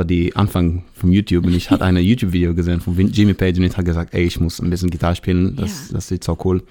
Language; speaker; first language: German; non-native, learner; Hebrew